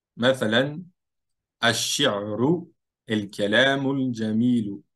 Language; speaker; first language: Arabic; non-native, fluent; French